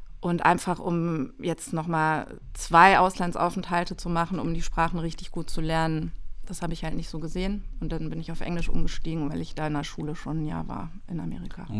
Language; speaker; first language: German; native; German